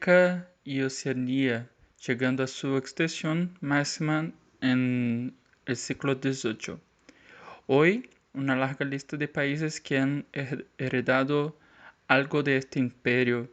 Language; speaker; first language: Spanish; non-native, learner; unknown